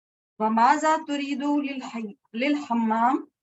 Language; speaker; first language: Arabic; non-native, learner; Urdu